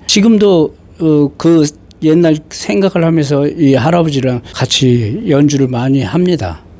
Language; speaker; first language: Korean; native; Korean